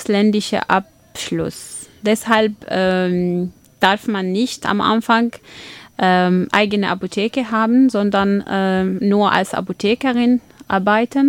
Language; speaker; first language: German; non-native, fluent; Arabic